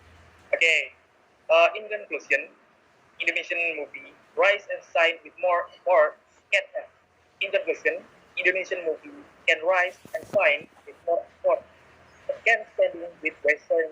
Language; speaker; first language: English; non-native, learner; Indonesian